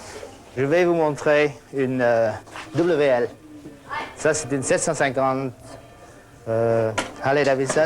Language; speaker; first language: French; non-native, fluent; Vietnamese